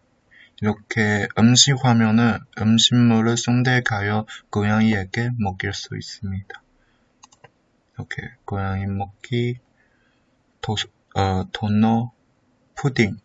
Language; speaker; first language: Korean; non-native, learner; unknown